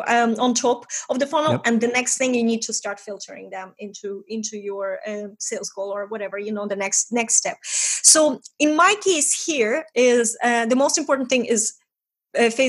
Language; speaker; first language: English; non-native, fluent; Estonian